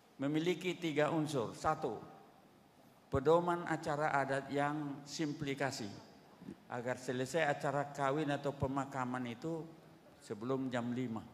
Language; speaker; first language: Indonesian; non-native, local second language; Batak Toba